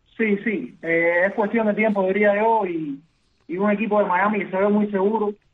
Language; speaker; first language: Spanish; native; Spanish